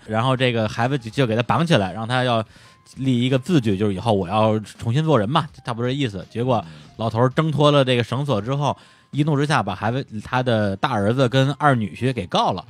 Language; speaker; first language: Chinese; native; Chinese